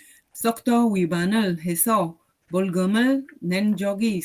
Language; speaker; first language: Korean; non-native, learner; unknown